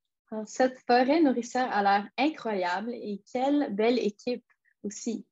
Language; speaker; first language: French; native; French